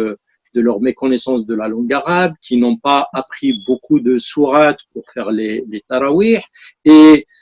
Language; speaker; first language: French; native; French